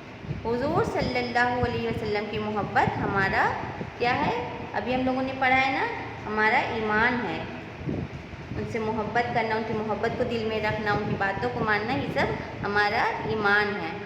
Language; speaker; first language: Urdu; native; Urdu